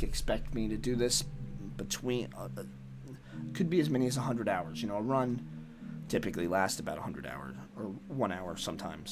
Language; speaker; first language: English; native; English